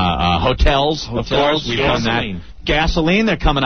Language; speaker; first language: English; native; English